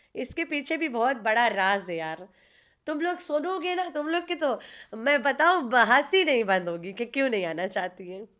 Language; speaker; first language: Urdu; non-native, local second language; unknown